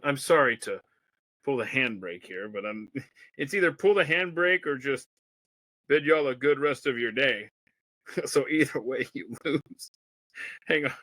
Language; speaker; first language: English; native; English